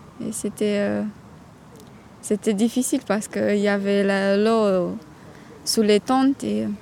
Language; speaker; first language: French; non-native, learner; Romanian